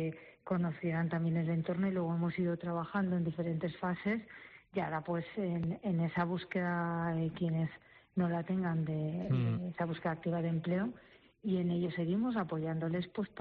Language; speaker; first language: Spanish; native; Spanish